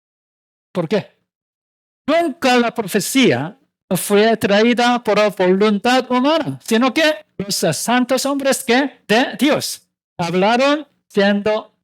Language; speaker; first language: Spanish; non-native, learner; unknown